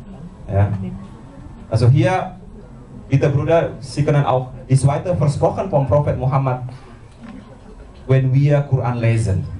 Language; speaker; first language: German; non-native, learner; Indonesian